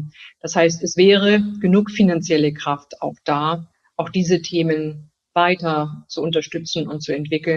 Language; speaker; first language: German; native; German